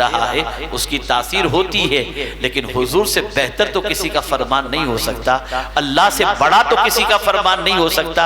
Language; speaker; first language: Urdu; native; Urdu